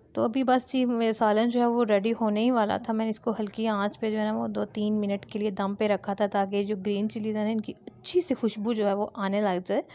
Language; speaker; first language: Hindi; native; Hindi